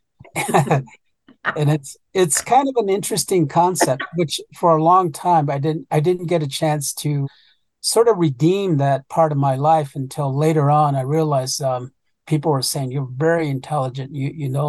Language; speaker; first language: English; early bilingual, other home language; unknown